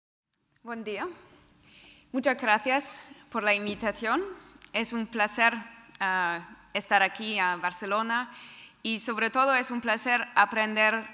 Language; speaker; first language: Spanish; non-native, fluent; German